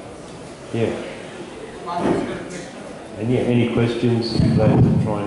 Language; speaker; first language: English; native; English